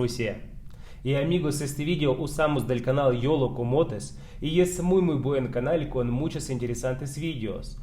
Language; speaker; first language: Spanish; non-native, fluent; Russian